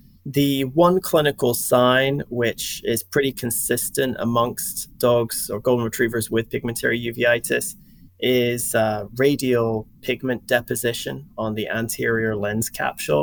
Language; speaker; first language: English; native; English